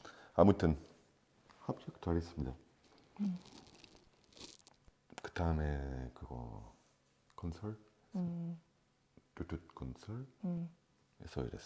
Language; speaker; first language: Korean; non-native, fluent; French